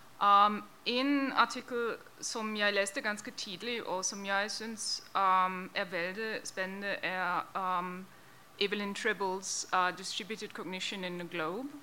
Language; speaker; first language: Norwegian; non-native, fluent; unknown